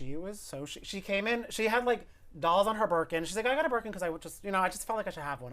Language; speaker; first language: English; native; English